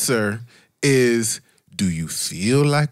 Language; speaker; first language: English; native; English